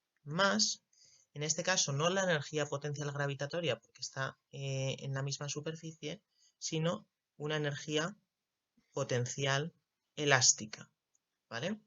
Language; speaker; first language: Spanish; native; Spanish